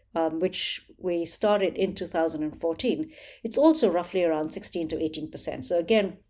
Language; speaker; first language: English; non-native, local second language; Hindi